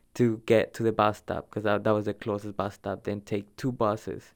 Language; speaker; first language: English; early bilingual, other home language; Spanish